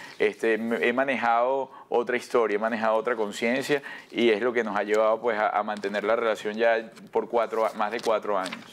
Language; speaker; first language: Spanish; native; Spanish